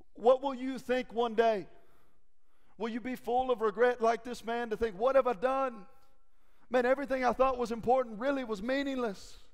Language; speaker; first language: English; native; English